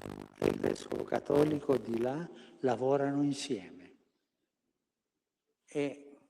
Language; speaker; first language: Italian; non-native, fluent; Spanish